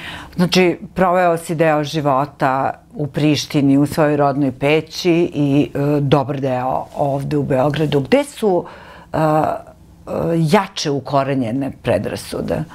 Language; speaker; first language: Serbian; native; Serbian